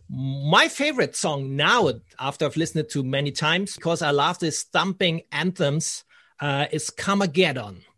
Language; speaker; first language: English; non-native, fluent; German